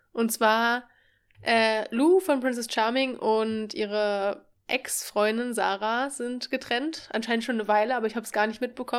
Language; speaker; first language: German; native; German